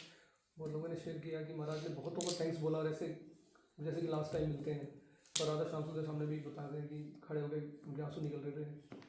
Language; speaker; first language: Hindi; native; Hindi